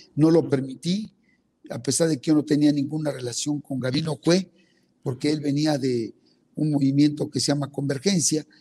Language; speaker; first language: Spanish; non-native, local second language; Zapotec